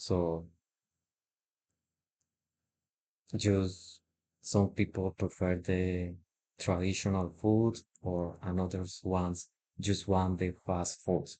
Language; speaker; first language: English; non-native, learner; Spanish